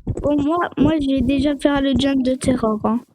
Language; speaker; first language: French; native; French